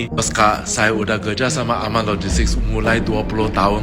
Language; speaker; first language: Indonesian; non-native, learner; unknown